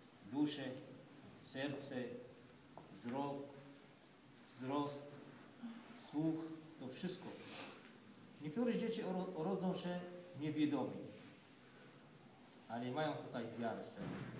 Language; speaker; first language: Polish; non-native, fluent; Arabic